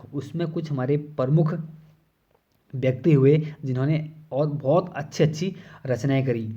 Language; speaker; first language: Hindi; native; Hindi